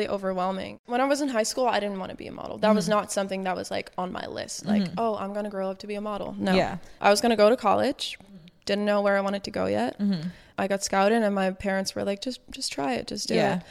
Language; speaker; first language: English; non-native, fluent; Dutch